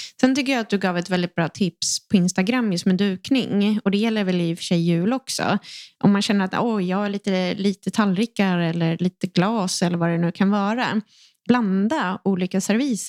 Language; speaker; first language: Swedish; native; Swedish